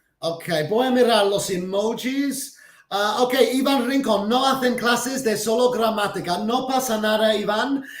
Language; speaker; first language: Spanish; non-native, fluent; English